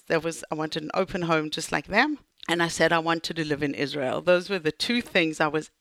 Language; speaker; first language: English; native; English